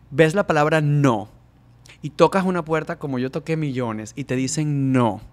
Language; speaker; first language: Spanish; native; Spanish